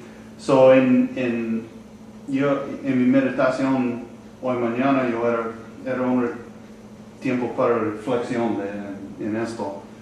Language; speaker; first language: Spanish; non-native, learner; English